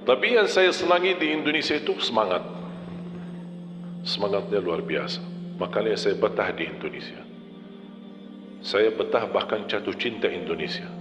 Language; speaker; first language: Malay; non-native, fluent; Arabic